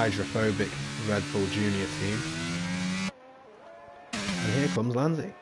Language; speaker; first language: English; native; English